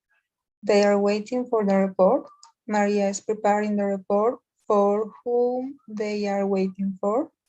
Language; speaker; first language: English; non-native, learner; Spanish